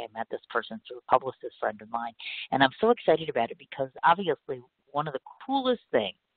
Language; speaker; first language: English; native; English